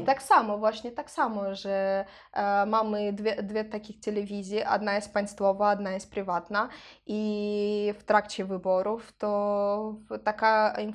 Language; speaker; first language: Polish; non-native, learner; Russian